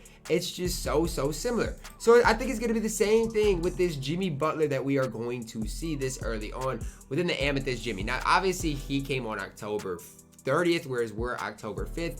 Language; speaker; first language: English; native; English